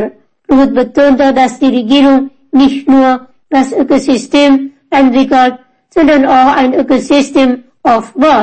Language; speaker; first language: German; non-native, fluent; Indonesian